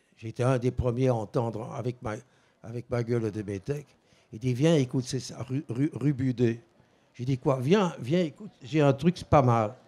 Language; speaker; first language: French; early bilingual, other home language; Dutch